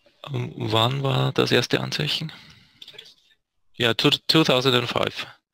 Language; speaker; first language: German; native; German